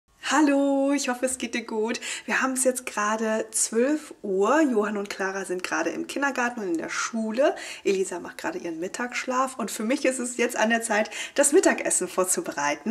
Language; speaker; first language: German; native; German